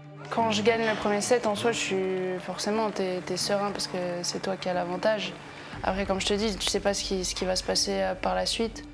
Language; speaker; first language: French; native; French